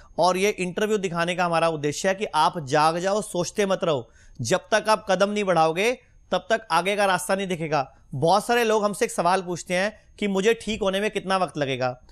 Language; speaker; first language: Hindi; native; Hindi